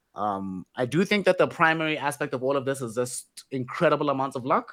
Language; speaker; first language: English; non-native, local second language; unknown